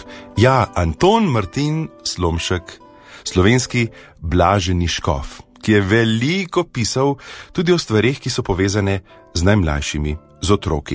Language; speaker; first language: Slovenian; native; Slovenian